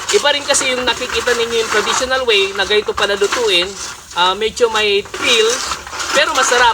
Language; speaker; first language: Filipino; non-native, local second language; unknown